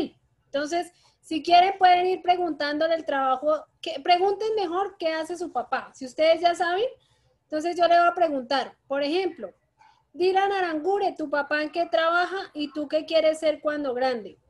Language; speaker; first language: Spanish; native; Spanish